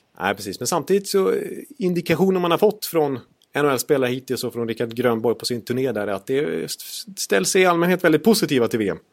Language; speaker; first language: Swedish; native; Swedish